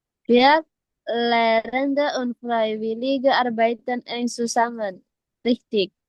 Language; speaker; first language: German; non-native, learner; Indonesian